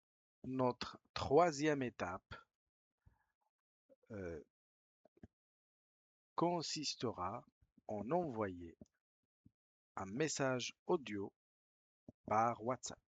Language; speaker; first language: French; non-native, fluent; Spanish